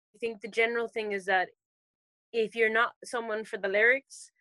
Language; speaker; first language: English; native; English